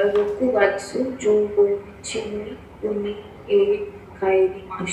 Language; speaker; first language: Japanese; non-native, learner; Hindi